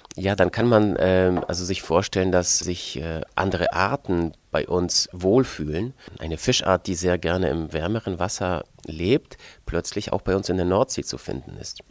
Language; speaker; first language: German; non-native, fluent; Polish